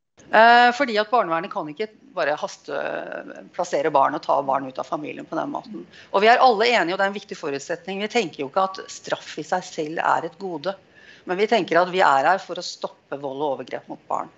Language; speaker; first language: Norwegian; native; Norwegian